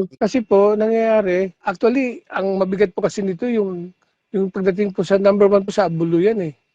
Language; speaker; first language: Filipino; non-native, local second language; Aklanon